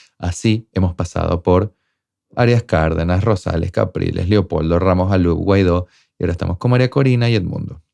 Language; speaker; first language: Spanish; native; Spanish